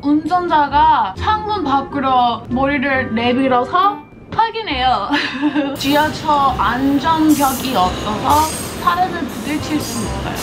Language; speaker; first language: Korean; non-native, fluent; English